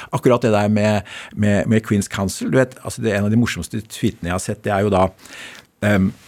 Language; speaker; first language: Norwegian; native; Norwegian